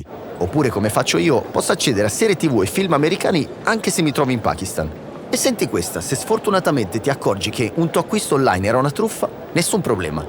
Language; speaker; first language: Italian; native; Italian